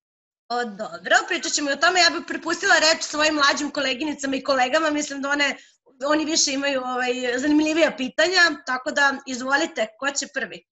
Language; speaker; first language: Serbian; native; Serbian